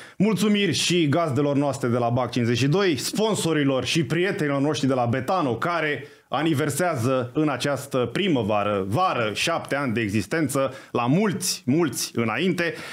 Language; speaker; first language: Romanian; native; Romanian